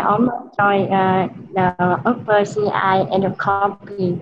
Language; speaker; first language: English; non-native, learner; Vietnamese